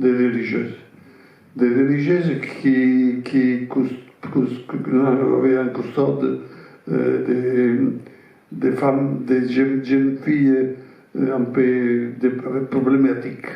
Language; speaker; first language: French; non-native, fluent; Italian